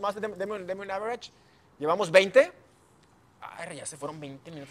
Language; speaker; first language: Spanish; native; Spanish